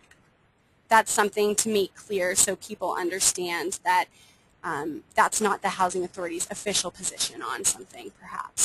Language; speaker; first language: English; native; English